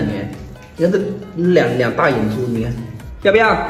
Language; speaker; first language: Chinese; native; Chinese